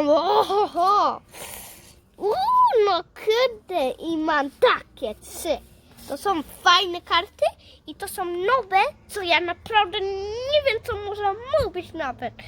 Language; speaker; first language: Polish; early bilingual, heritage; Polish